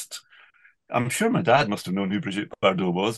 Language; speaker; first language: English; native; English